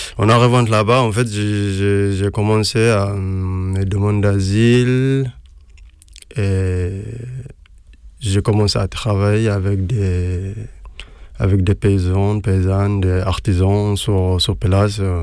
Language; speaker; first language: French; non-native, learner; Arabic